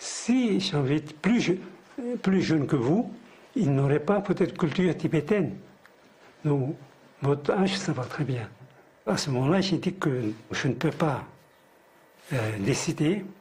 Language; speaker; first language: French; non-native, fluent; Tibetan